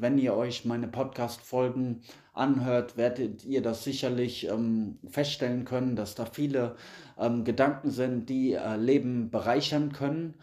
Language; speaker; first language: German; native; German